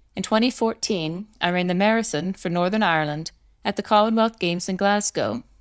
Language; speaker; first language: English; native; English